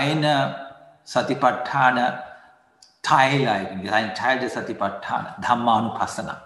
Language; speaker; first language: German; non-native, fluent; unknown